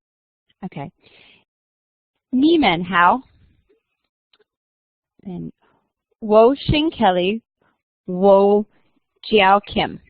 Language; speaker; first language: Chinese; non-native, learner; English